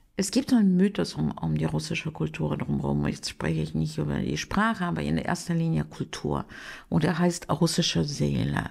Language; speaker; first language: German; non-native, fluent; Russian